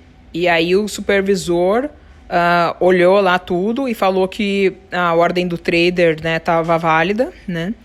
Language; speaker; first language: Portuguese; native; Portuguese